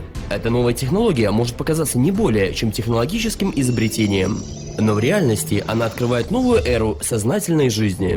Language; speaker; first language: Russian; native; Russian